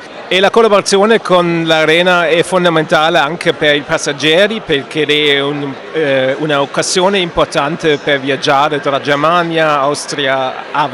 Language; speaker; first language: Italian; non-native, learner; German